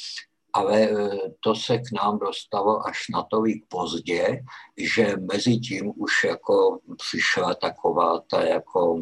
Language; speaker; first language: Czech; native; Czech